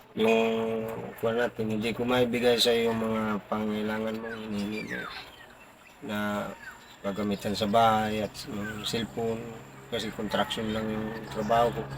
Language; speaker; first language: Filipino; non-native, local second language; Bikol